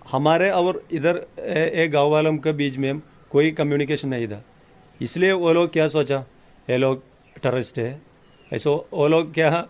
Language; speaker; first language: Hindi; non-native, local second language; Malayalam